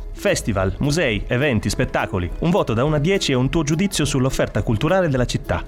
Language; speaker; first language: Italian; native; Italian